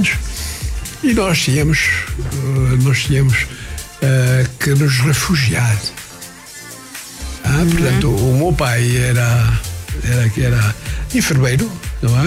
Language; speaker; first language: Portuguese; non-native, local second language; Kongo